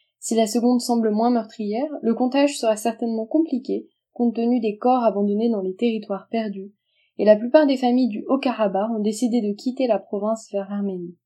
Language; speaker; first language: French; native; French